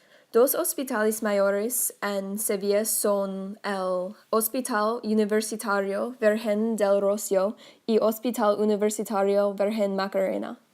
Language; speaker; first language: Spanish; non-native, learner; English